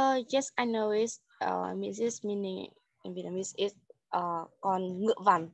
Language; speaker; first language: English; non-native, learner; Vietnamese